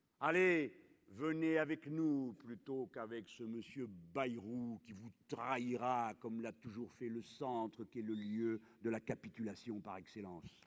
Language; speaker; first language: French; native; French